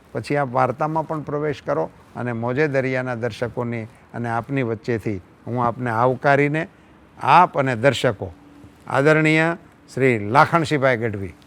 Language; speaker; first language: Gujarati; native; Gujarati